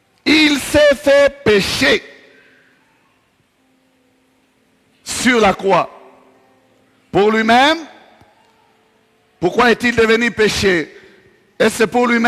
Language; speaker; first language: French; non-native, local second language; Swahili